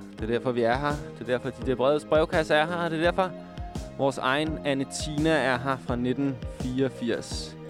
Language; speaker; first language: Danish; native; Danish